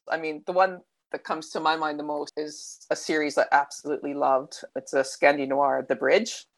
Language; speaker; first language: English; native; English